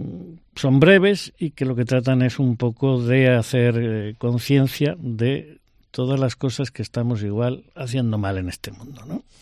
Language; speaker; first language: Spanish; native; Spanish